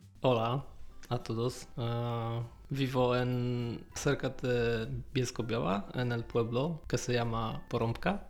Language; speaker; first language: Spanish; non-native, learner; Polish